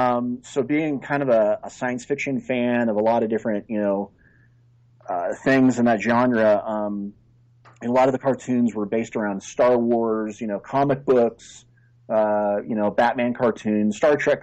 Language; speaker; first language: English; native; English